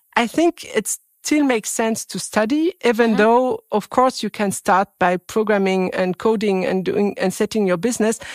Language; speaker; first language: English; non-native, fluent; French